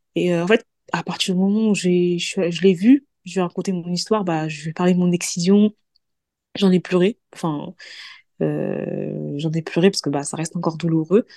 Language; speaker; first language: French; early bilingual, other home language; Mandingo